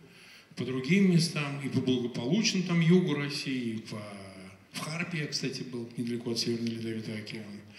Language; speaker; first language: Russian; native; Russian